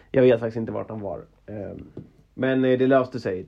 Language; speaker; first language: Swedish; native; Swedish